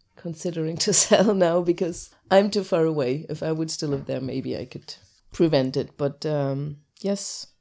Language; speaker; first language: English; non-native, fluent; German